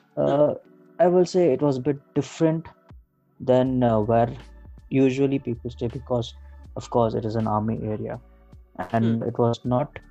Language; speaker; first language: English; non-native, local second language; Hindi